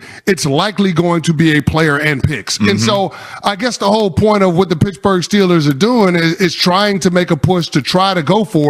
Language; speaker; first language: English; native; English